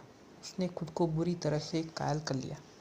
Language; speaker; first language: Hindi; native; Hindi